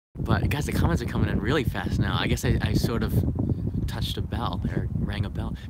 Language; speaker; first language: English; native; English